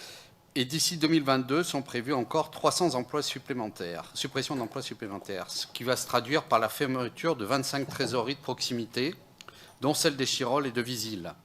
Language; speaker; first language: French; native; French